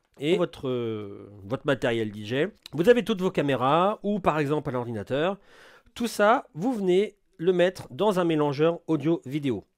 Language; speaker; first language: French; native; French